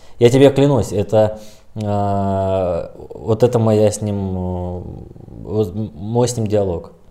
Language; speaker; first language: Russian; native; Russian